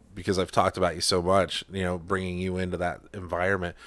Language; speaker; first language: English; native; English